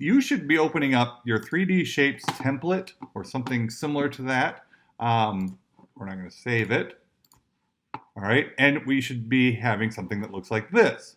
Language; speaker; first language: English; native; English